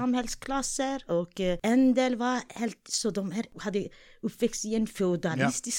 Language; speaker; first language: Swedish; non-native, fluent; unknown